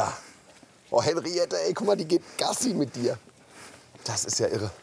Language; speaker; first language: German; native; German